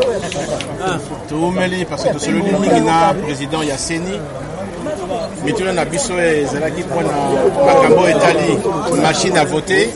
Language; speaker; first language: French; non-native, local second language; Lingala